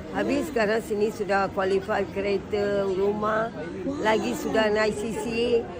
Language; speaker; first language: Malay; non-native, local second language; Tamil